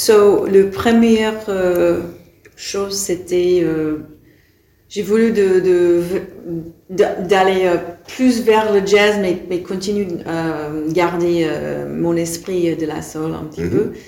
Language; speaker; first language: French; non-native, fluent; English